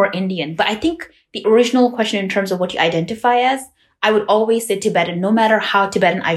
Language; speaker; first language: English; non-native, local second language; Tibetan